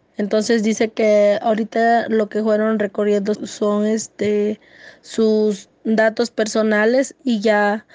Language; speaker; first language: Spanish; native; Spanish